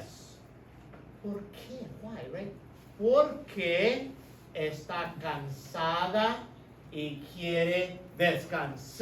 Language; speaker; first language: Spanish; non-native, fluent; English